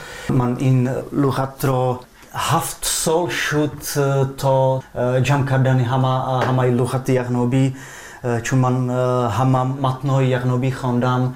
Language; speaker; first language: Persian; non-native, fluent; Czech